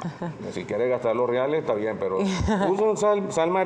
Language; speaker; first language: Spanish; native; Spanish